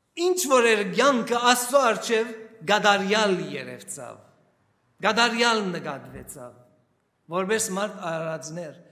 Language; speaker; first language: Armenian; early bilingual, heritage; Armenian